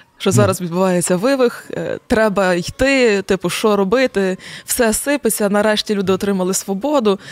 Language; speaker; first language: Ukrainian; native; Ukrainian